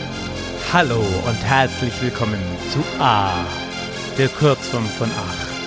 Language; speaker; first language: German; native; German